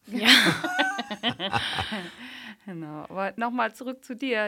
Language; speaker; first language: German; native; German